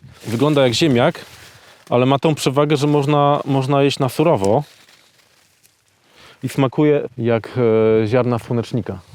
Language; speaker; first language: Polish; native; Polish